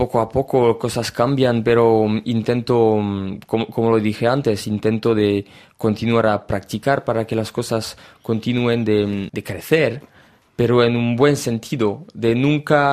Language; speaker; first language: Spanish; early bilingual, heritage; French